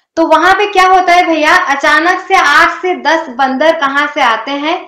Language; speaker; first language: Hindi; non-native, local second language; Odia